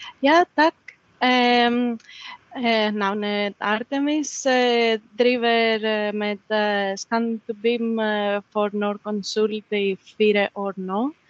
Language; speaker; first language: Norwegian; non-native, fluent; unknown